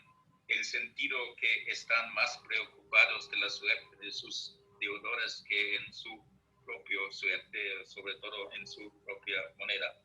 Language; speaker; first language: Spanish; non-native, fluent; German